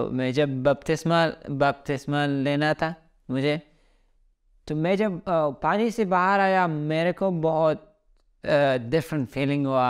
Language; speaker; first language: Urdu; early bilingual, other home language; Pashto